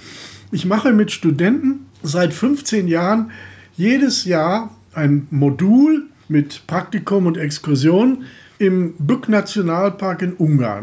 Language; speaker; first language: German; native; German